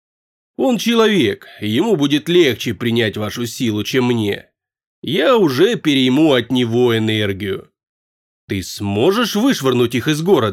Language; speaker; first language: Russian; native; Russian